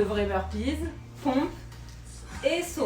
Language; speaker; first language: French; native; French